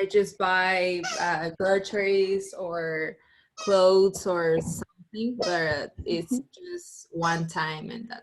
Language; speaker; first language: English; non-native, learner; Spanish